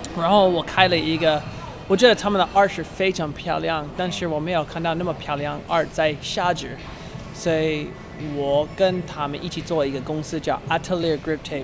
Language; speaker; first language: Chinese; non-native, learner; English